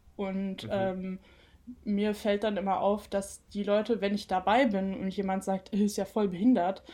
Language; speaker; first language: German; native; German